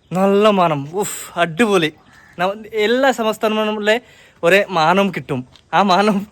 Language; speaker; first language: Malayalam; non-native, local second language; Bangla